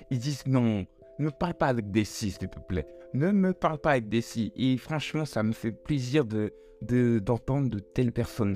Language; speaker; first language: French; native; French